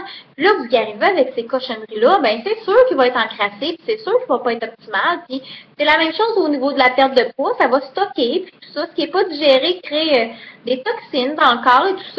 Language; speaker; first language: French; native; French